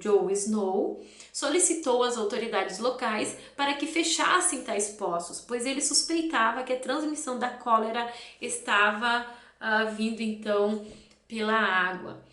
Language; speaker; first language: Portuguese; native; Portuguese